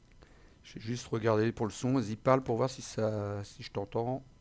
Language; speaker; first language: French; native; French